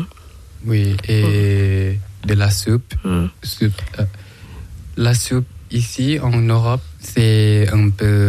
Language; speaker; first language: French; non-native, learner; Thai